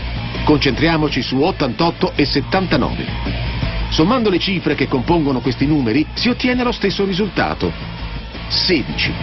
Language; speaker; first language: Italian; native; Italian